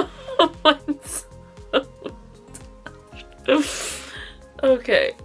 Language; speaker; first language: Welsh; non-native, local second language; English